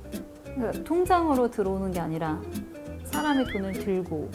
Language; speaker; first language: Korean; native; Korean